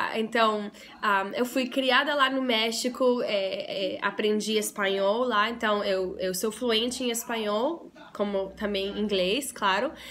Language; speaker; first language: Portuguese; non-native, fluent; English